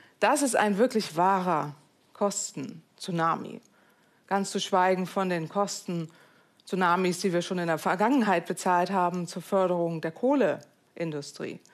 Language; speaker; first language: German; native; German